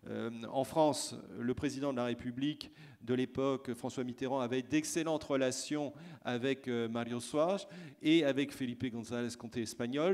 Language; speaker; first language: French; native; French